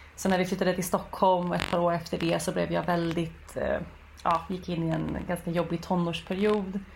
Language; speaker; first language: Swedish; native; Swedish